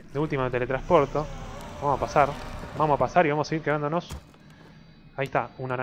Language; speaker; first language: Spanish; native; Spanish